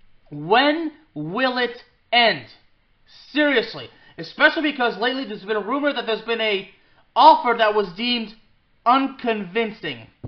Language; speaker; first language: English; early bilingual, other home language; French